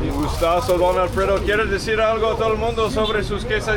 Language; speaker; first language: Spanish; non-native, fluent; English